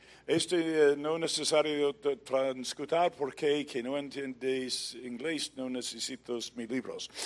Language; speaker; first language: Spanish; non-native, learner; English